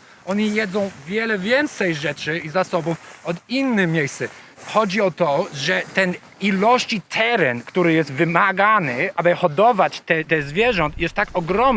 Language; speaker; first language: Polish; non-native, learner; English